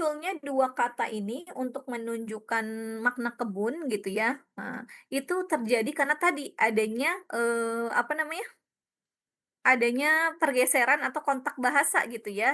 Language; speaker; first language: Indonesian; native; Indonesian